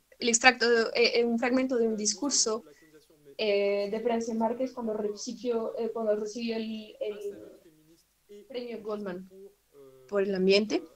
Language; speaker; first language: Spanish; non-native, fluent; French